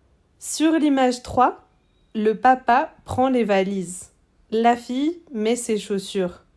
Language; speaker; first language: French; non-native, fluent; Spanish